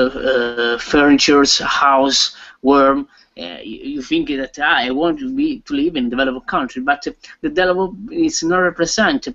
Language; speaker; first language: English; non-native, learner; Italian